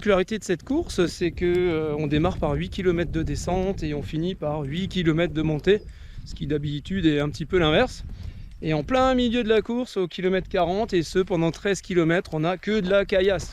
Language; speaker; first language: French; native; French